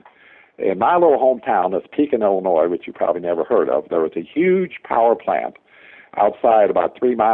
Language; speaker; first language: English; native; English